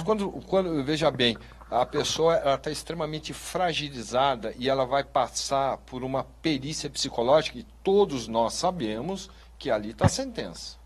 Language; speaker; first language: Portuguese; native; Portuguese